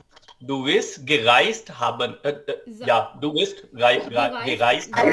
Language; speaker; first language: German; non-native, learner; Urdu